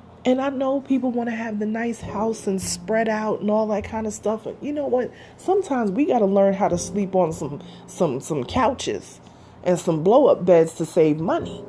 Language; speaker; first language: English; native; English